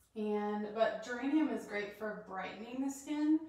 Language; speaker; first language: English; native; English